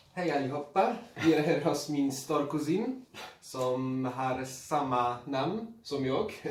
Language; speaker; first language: Swedish; non-native, learner; Polish